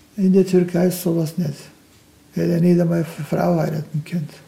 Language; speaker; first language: German; non-native, learner; Turkish